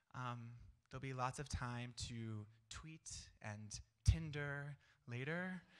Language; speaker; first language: English; native; English